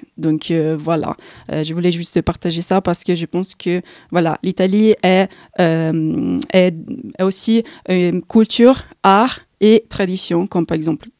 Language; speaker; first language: French; non-native, fluent; Italian